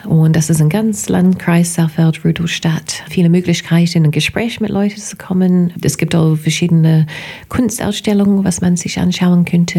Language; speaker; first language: German; non-native, fluent; English